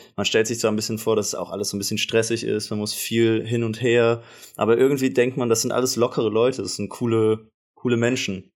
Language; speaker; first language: German; native; German